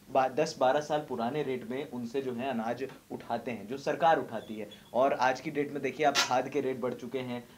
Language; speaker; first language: Hindi; native; Hindi